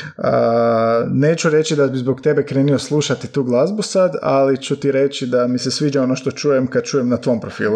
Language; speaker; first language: Croatian; native; Croatian